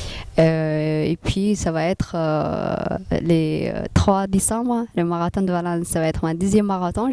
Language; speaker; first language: French; non-native, fluent; Tigrinya